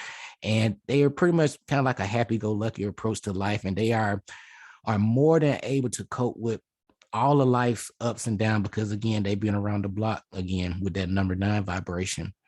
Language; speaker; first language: English; native; English